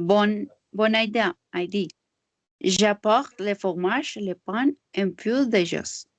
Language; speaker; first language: French; non-native, learner; Spanish